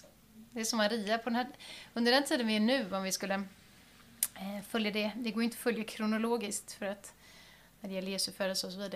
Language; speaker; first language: Swedish; native; Swedish